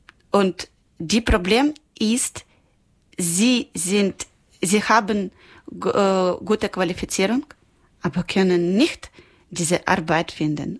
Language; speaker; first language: German; non-native, learner; Ukrainian